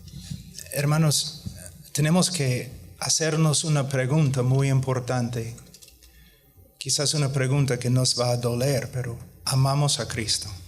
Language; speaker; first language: Spanish; non-native, fluent; English